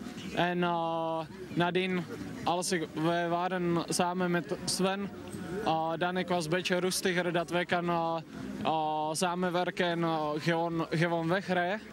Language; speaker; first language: Dutch; non-native, fluent; Czech